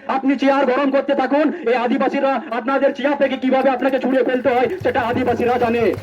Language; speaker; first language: Bangla; non-native, local second language; Santali